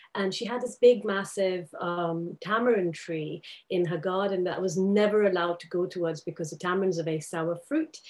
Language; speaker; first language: English; non-native, local second language; Urdu